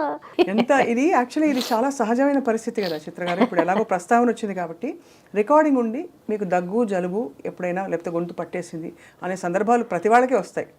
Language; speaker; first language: Telugu; native; Telugu